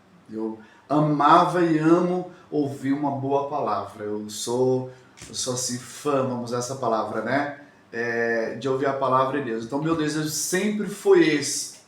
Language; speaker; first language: Portuguese; native; Portuguese